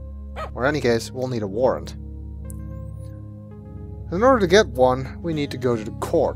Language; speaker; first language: English; native; English